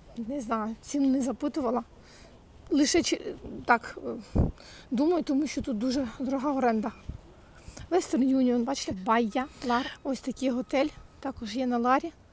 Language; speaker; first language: Ukrainian; native; Ukrainian